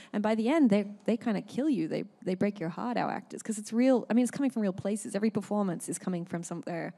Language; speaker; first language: English; native; English